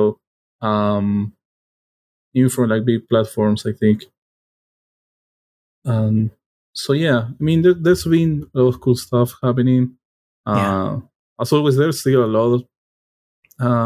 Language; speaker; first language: English; non-native, fluent; Spanish